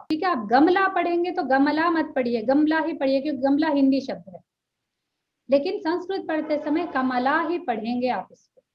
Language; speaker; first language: Hindi; non-native, local second language; Telugu